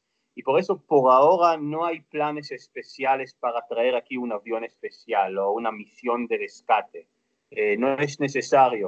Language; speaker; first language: Spanish; non-native, fluent; Hebrew